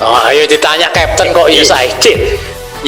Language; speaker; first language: Indonesian; native; Indonesian